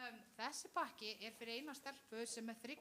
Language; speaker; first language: Icelandic; non-native, learner; Spanish